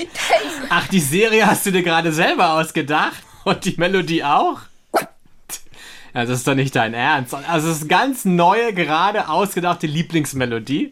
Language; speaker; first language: German; native; German